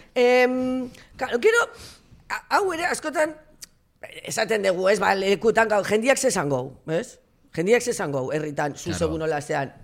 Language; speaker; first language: Basque; native; Basque